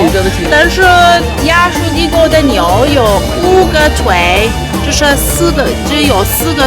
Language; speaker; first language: Chinese; non-native, learner; Persian